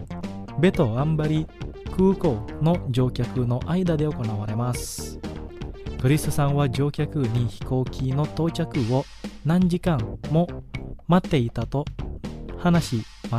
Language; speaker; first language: Japanese; non-native, fluent; Indonesian